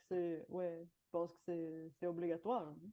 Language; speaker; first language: French; non-native, fluent; Bulgarian